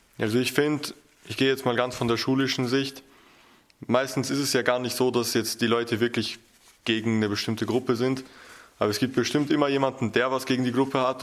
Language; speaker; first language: German; early bilingual, other home language; Albanian